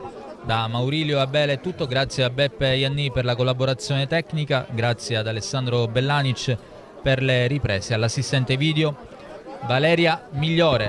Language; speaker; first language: Italian; native; Italian